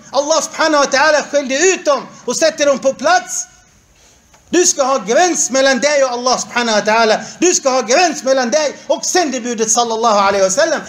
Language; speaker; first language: Swedish; non-native, fluent; Arabic